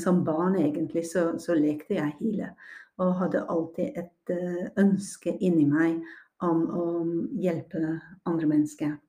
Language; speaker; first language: Norwegian; non-native, fluent; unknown